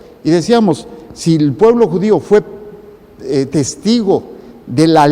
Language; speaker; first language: Spanish; native; Spanish